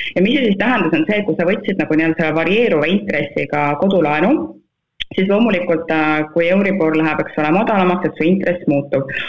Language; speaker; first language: Estonian; native; Estonian